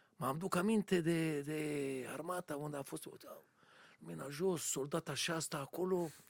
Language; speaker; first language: Romanian; non-native, learner; Hebrew